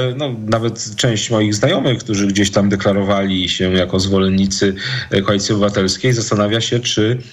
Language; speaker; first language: Polish; native; Polish